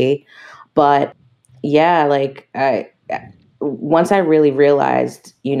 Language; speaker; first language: English; native; English